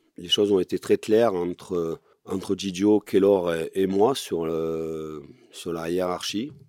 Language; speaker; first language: French; native; French